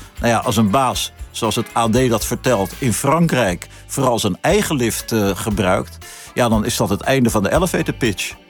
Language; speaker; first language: Dutch; native; Dutch